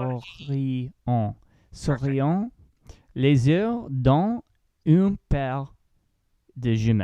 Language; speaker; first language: French; non-native, learner; English